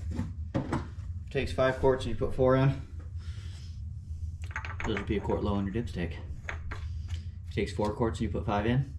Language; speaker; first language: English; native; English